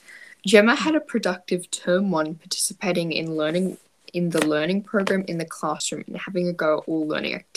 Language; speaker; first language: English; native; English